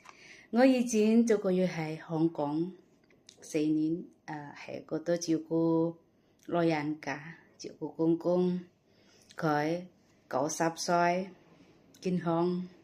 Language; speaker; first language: Cantonese; non-native, learner; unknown